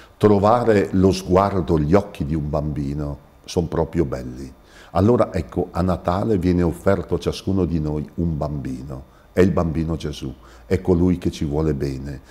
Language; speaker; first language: Italian; native; Italian